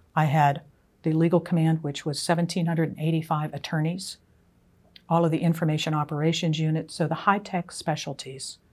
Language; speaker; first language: English; native; English